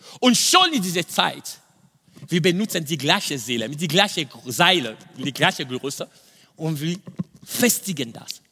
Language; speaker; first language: German; non-native, fluent; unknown